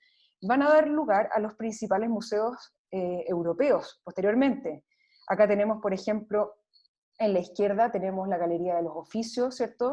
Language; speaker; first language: Spanish; native; Spanish